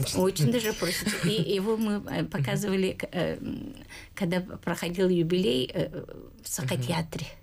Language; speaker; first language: Russian; non-native, local second language; Yakut